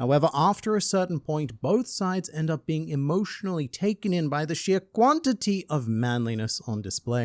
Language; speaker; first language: English; native; English